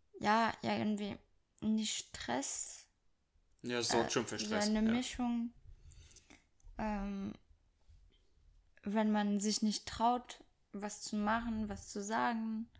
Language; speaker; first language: German; non-native, fluent; French